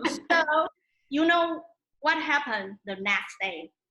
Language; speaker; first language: English; non-native, learner; Chinese